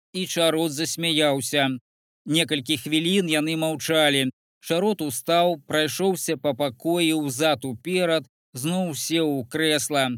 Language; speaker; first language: Belarusian; native; Belarusian